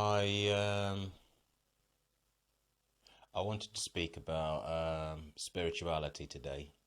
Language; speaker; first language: English; native; English